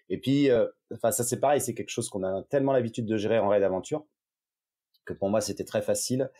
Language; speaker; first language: French; native; French